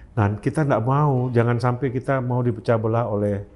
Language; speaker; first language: Indonesian; native; Indonesian